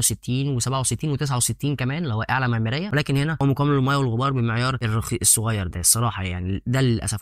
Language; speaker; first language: Arabic; native; Arabic